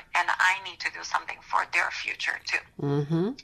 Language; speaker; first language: English; non-native, fluent; Romanian